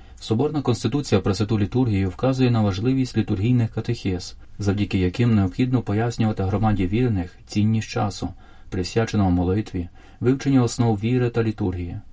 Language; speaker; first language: Ukrainian; native; Ukrainian